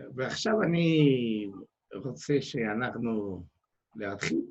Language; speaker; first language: Hebrew; non-native, learner; Spanish